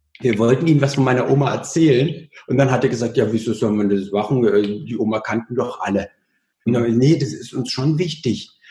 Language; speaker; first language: German; early bilingual, other home language; Italian